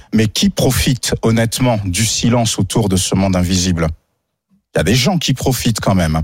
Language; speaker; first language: French; native; French